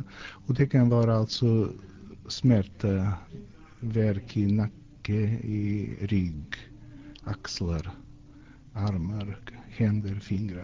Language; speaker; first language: Swedish; non-native, fluent; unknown